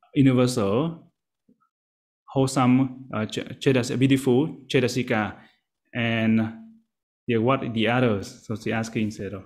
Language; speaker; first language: English; non-native, learner; Vietnamese